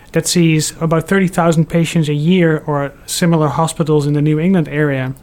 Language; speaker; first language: English; non-native, fluent; Dutch